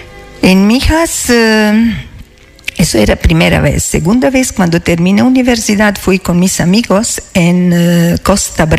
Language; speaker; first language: Spanish; non-native, learner; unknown